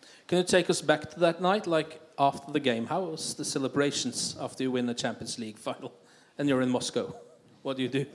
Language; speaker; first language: English; non-native, fluent; Norwegian